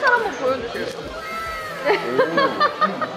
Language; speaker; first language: Korean; native; Korean